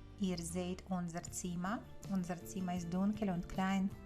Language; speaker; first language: German; non-native, fluent; Ukrainian